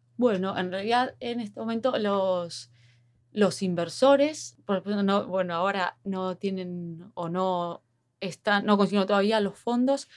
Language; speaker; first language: Spanish; native; Spanish